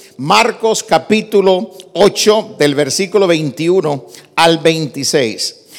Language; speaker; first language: Spanish; early bilingual, heritage; Spanish